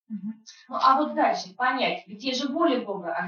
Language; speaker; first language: Russian; native; Russian